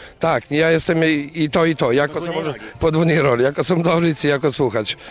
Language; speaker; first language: Polish; native; Polish